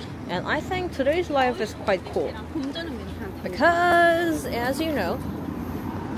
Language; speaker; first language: English; non-native, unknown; Korean